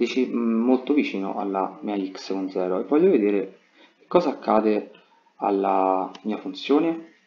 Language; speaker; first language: Italian; native; Italian